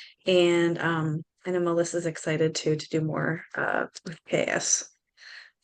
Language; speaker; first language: English; native; English